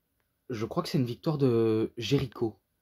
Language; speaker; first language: French; native; French